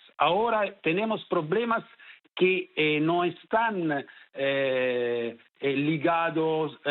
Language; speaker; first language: Spanish; non-native, fluent; Italian